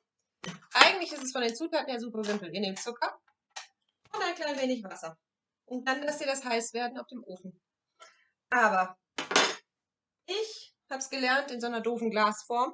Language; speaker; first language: German; non-native, fluent; French